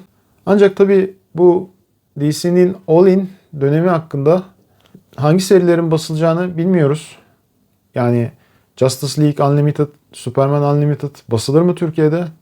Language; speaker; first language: Turkish; native; Turkish